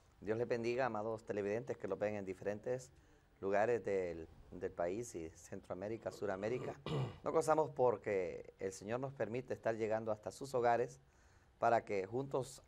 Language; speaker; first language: Spanish; native; Spanish